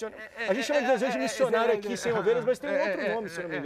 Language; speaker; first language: Portuguese; native; Portuguese